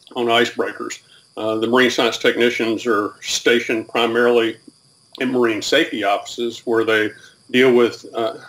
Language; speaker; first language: English; native; English